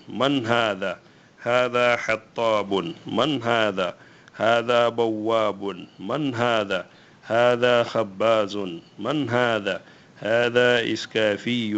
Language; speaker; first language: Arabic; non-native, fluent; Hausa